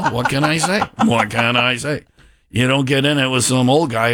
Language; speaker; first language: English; native; English